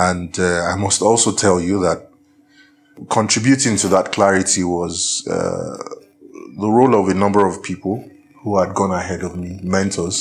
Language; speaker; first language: English; non-native, local second language; Yoruba